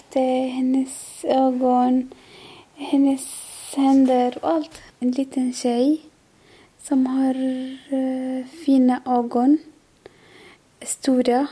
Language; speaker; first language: Swedish; non-native, learner; Arabic